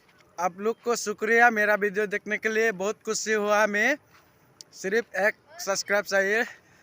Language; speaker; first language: Hindi; non-native, local second language; Chakma